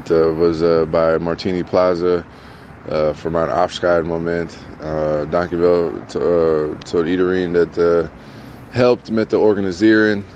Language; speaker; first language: Dutch; non-native, learner; English